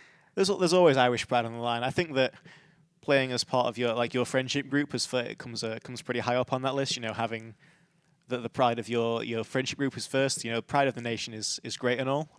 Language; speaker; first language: English; native; English